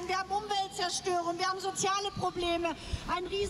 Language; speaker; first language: German; native; German